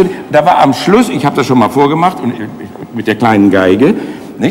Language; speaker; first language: German; native; German